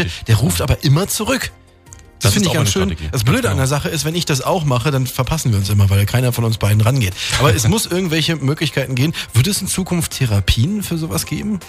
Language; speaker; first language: German; native; German